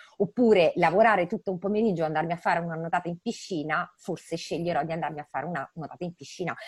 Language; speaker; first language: Italian; native; Italian